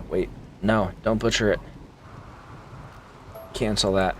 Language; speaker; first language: English; native; English